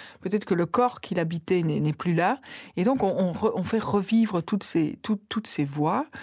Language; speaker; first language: French; native; French